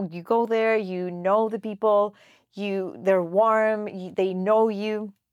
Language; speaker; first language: English; non-native, fluent; Spanish